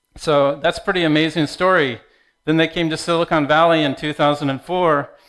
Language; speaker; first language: English; native; English